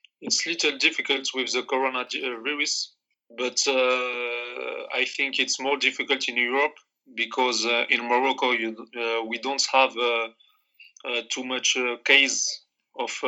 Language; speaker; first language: English; non-native, learner; Arabic